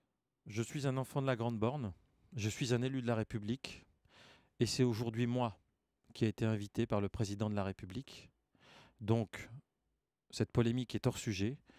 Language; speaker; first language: French; native; French